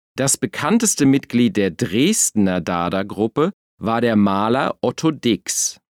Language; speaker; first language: German; native; German